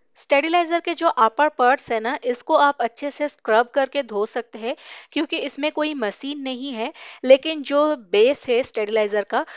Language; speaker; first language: Hindi; native; Hindi